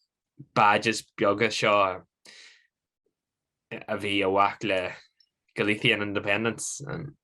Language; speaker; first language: Irish; non-native, local second language; English